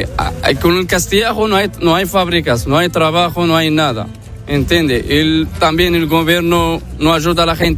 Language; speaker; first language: Spanish; non-native, learner; Arabic